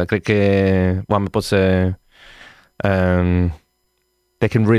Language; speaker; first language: Romanian; non-native, learner; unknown